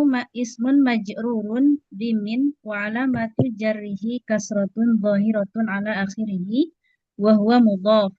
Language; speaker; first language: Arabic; non-native, learner; Indonesian